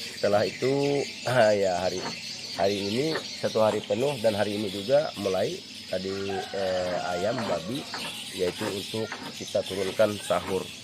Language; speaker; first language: Indonesian; non-native, local second language; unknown